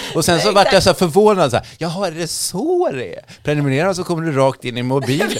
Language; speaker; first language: Swedish; native; Swedish